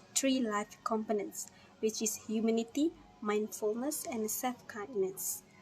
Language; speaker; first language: English; non-native, fluent; Malay